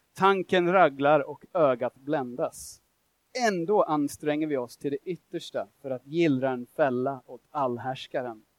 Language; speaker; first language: Swedish; non-native, fluent; English